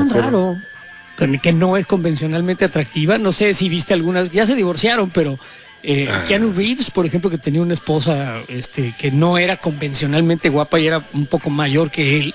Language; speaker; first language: Spanish; native; Spanish